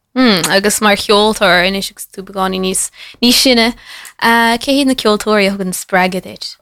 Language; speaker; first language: Irish; native; Irish